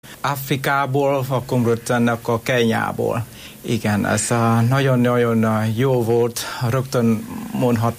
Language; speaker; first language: Hungarian; non-native, learner; Vietnamese